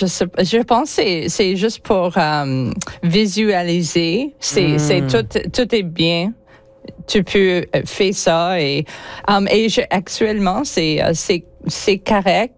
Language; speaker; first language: French; non-native, learner; English